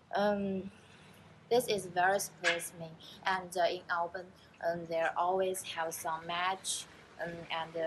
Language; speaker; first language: English; non-native, learner; Chinese